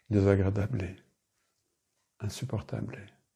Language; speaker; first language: Spanish; non-native, fluent; French